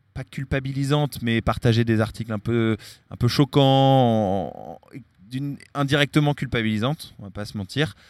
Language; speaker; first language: French; native; French